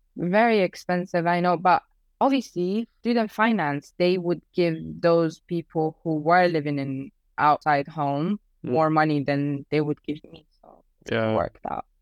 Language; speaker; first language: English; early bilingual, other home language; Persian